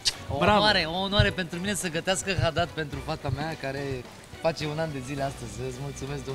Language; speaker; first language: Romanian; native; Romanian